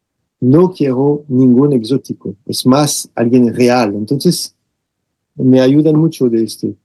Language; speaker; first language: Spanish; non-native, fluent; French